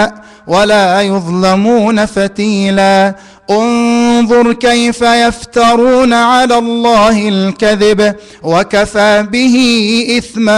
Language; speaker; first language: Arabic; native; Arabic